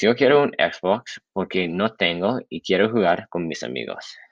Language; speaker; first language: Spanish; non-native, learner; English